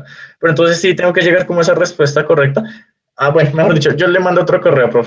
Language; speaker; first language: Spanish; native; Spanish